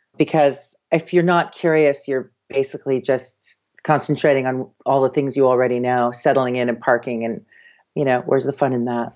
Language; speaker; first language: English; native; English